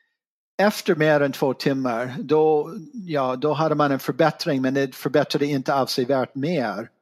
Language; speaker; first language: Swedish; non-native, fluent; English